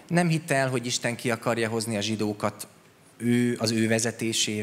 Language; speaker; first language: Hungarian; native; Hungarian